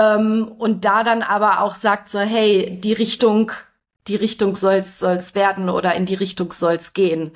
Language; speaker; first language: German; native; German